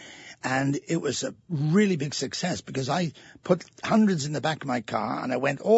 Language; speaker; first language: English; native; English